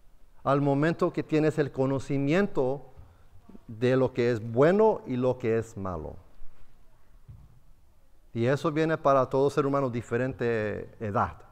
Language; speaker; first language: Spanish; non-native, fluent; English